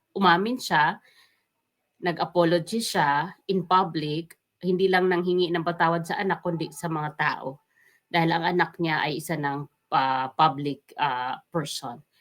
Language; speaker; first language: Filipino; native; Filipino